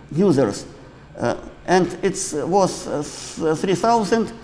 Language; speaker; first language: English; non-native, fluent; Ukrainian